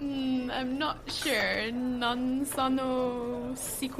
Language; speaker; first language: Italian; non-native, learner; English